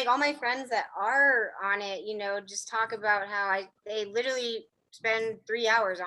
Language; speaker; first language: English; native; English